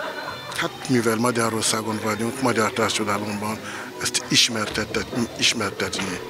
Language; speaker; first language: Hungarian; non-native, fluent; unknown